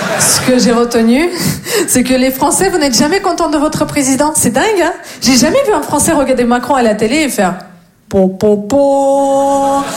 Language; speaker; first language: French; non-native, fluent; Russian